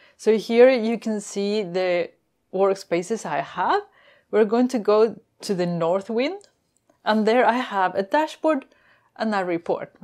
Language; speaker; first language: English; non-native, fluent; Spanish